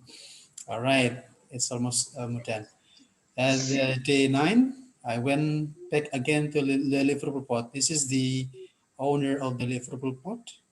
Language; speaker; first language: English; non-native, fluent; Indonesian